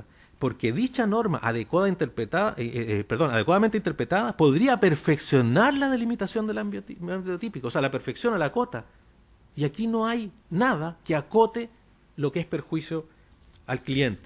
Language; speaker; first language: Spanish; native; Spanish